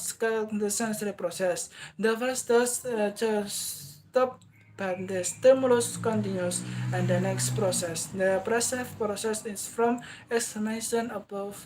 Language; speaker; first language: English; non-native, learner; Indonesian